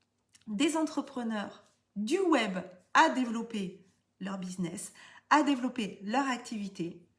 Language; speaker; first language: French; native; French